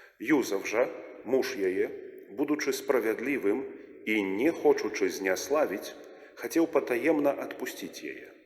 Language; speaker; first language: Belarusian; native; Belarusian